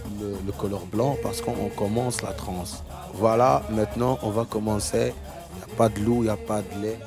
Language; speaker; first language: French; non-native, learner; Arabic